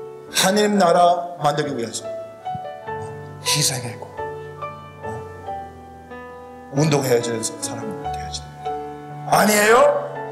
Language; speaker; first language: Korean; early bilingual, heritage; Korean